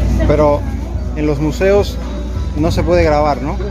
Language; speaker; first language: Spanish; native; Spanish